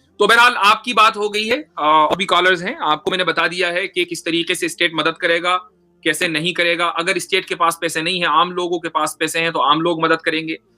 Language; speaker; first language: Urdu; native; Urdu